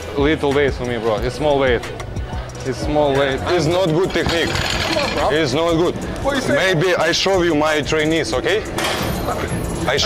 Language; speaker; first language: English; non-native, learner; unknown